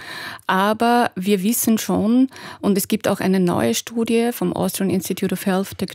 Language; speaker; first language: German; native; German